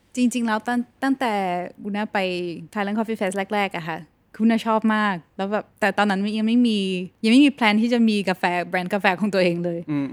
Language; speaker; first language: Thai; non-native, fluent; Portuguese